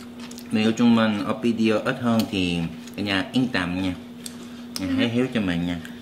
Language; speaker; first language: Vietnamese; non-native, learner; Korean